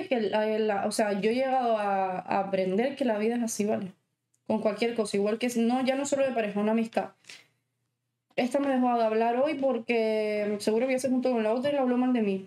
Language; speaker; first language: Spanish; native; Spanish